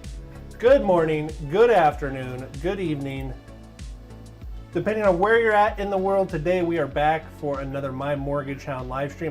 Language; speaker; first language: English; native; English